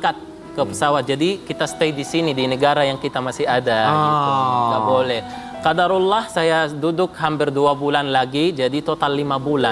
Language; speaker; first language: Indonesian; non-native, fluent; Arabic